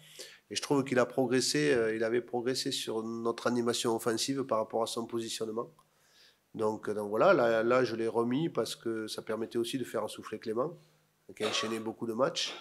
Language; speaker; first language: French; native; French